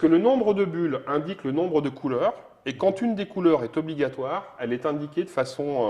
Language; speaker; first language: French; native; French